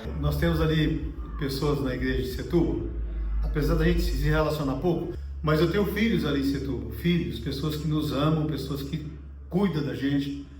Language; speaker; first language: Portuguese; native; Portuguese